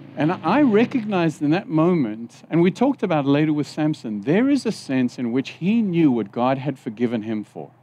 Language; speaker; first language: English; native; English